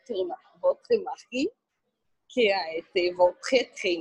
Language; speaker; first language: French; non-native, learner; Portuguese